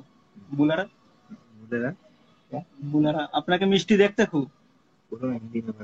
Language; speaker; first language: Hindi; non-native, local second language; Bangla